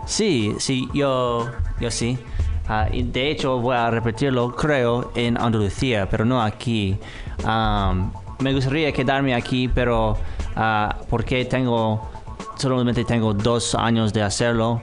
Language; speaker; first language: Spanish; non-native, fluent; English